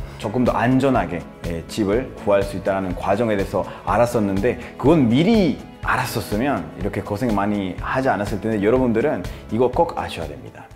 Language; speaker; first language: Korean; non-native, fluent; Spanish